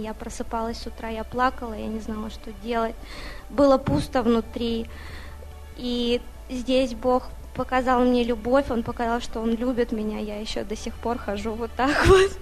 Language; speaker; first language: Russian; early bilingual, other home language; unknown